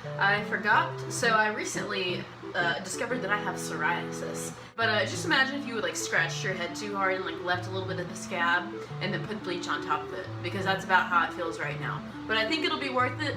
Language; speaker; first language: English; native; English